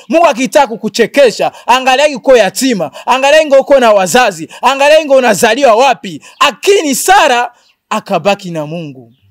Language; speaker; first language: Swahili; non-native, local second language; Rundi